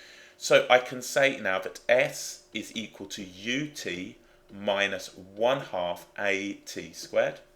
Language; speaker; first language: English; native; English